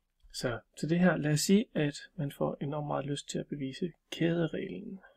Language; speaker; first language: Danish; native; Danish